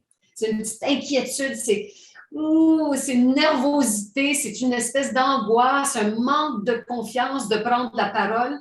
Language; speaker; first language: French; native; French